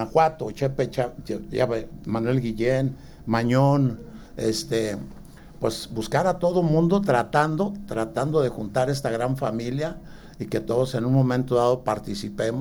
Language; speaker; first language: Spanish; native; Spanish